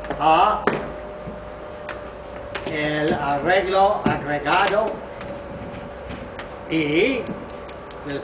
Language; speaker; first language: Spanish; non-native, fluent; English